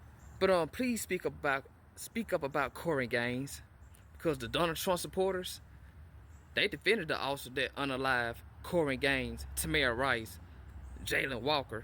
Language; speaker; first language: English; native; English